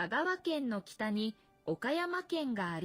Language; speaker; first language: Japanese; non-native, learner; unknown